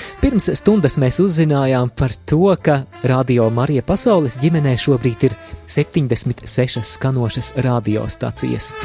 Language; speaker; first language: Latvian; native; Latvian